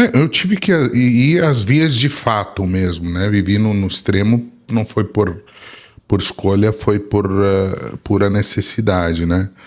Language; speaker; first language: Portuguese; early bilingual, other home language; Arabic